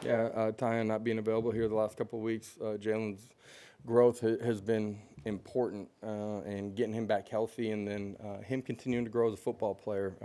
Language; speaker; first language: English; native; English